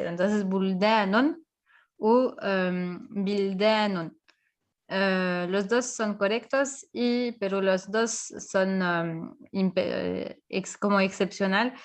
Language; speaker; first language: Spanish; non-native, fluent; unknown